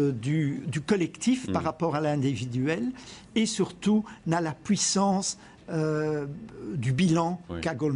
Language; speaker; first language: French; native; French